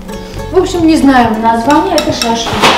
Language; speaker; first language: Russian; non-native, fluent; Armenian